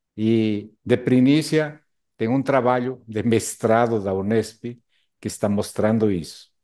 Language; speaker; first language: Portuguese; non-native, fluent; Spanish